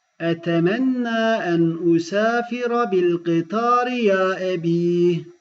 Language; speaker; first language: Arabic; non-native, fluent; Turkish